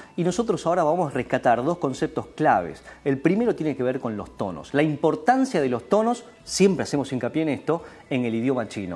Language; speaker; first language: Spanish; native; Spanish